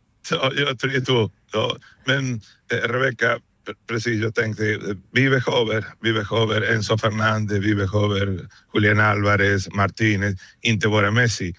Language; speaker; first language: Swedish; non-native, fluent; Spanish